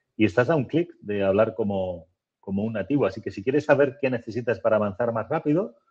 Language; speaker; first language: Spanish; native; Spanish